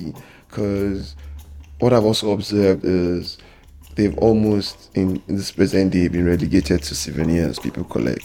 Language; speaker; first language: English; non-native, local second language; Yoruba